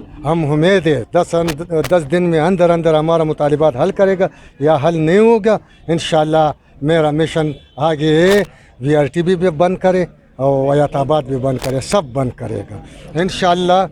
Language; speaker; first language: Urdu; non-native, local second language; Pashto